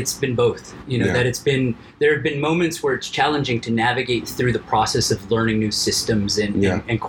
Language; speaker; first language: English; native; English